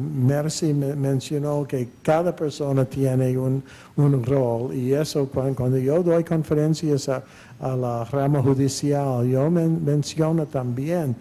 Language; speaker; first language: Spanish; non-native, fluent; English